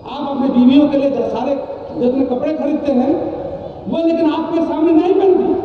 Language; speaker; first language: Hindi; non-native, local second language; Bangla